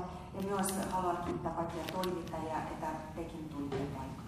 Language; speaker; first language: Finnish; non-native, fluent; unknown